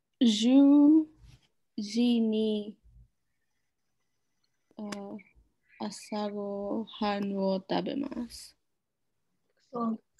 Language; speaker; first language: Japanese; non-native, learner; English